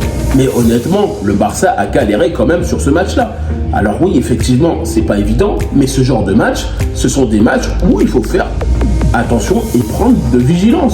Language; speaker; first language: French; native; French